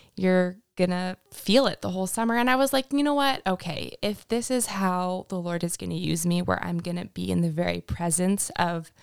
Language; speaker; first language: English; native; English